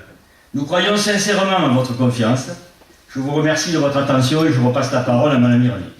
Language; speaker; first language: French; native; French